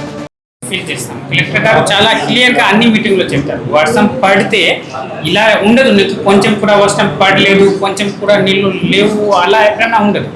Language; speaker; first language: Telugu; non-native, fluent; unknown